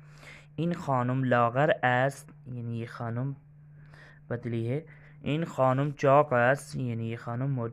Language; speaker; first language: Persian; non-native, fluent; Urdu